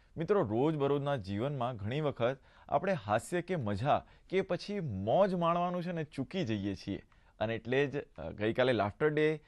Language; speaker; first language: Gujarati; native; Gujarati